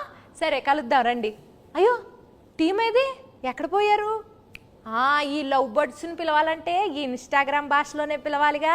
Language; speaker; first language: Telugu; native; Telugu